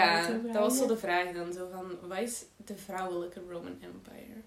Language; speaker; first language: Dutch; native; Dutch